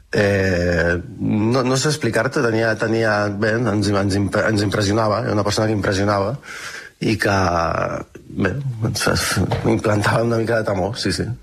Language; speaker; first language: Catalan; native; Catalan